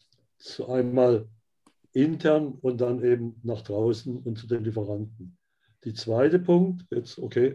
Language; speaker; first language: German; native; German